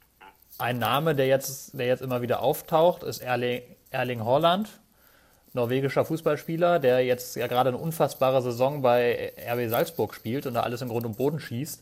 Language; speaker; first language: German; native; German